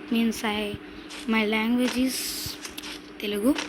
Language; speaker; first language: English; non-native, local second language; Telugu